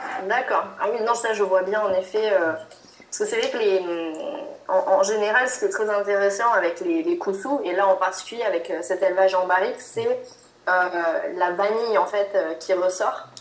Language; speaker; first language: French; native; French